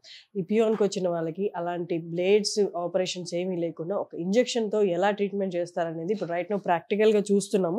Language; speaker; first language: Telugu; native; Telugu